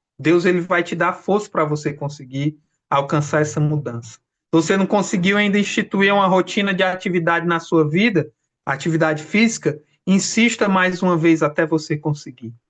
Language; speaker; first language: Portuguese; native; Portuguese